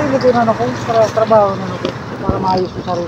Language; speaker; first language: Filipino; non-native, local second language; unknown